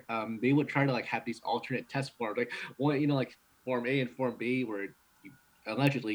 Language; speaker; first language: English; early bilingual, other home language; Cantonese